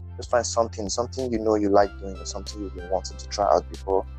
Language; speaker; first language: English; non-native, local second language; Yoruba